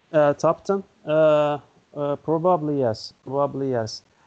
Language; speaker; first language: English; non-native, learner; Turkish